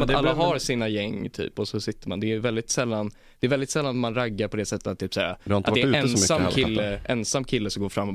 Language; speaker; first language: Swedish; native; Swedish